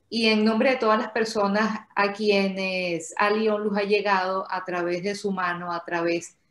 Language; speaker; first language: Spanish; native; Spanish